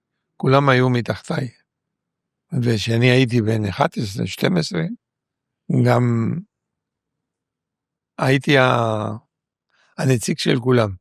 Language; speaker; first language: Hebrew; non-native, fluent; Spanish